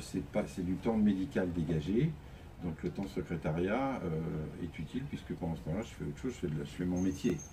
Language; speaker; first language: French; native; French